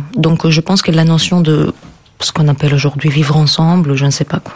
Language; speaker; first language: French; non-native, fluent; Greek